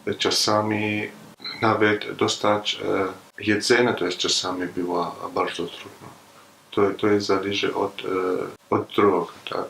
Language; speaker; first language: Polish; non-native, learner; Arabic